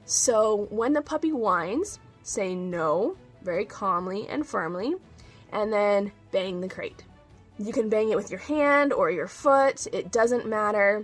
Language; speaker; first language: English; native; English